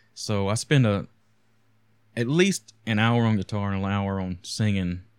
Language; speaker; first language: English; native; English